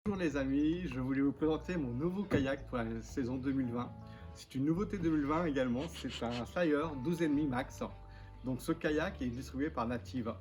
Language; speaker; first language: French; native; French